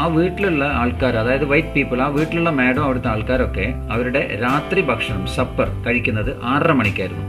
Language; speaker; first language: Malayalam; native; Malayalam